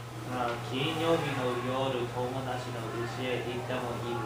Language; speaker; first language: Japanese; non-native, learner; English